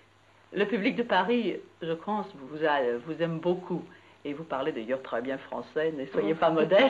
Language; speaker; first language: French; native; French